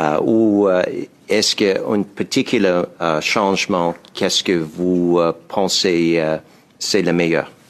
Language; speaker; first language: French; non-native, learner; English